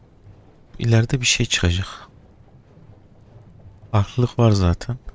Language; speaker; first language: Turkish; native; Turkish